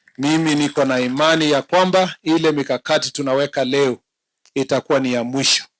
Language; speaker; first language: Swahili; non-native, local second language; Kalenjin